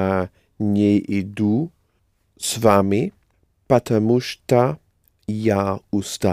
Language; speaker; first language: Russian; non-native, learner; English